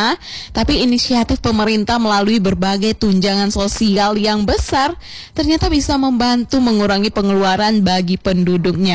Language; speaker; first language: Indonesian; native; Indonesian